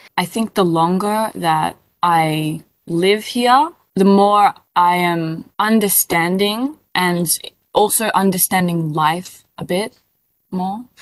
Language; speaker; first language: English; native; English